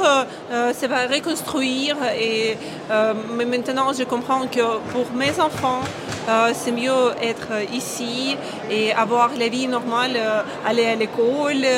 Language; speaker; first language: French; non-native, learner; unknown